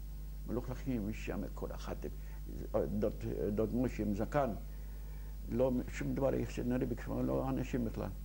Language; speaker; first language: Hebrew; non-native, fluent; Yiddish